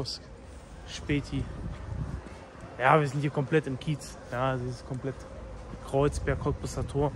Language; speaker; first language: German; native; German